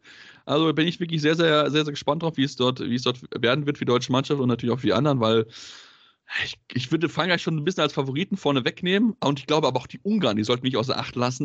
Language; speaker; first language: German; native; German